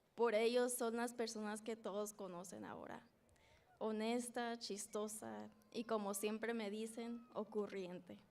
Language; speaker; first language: Spanish; early bilingual, other home language; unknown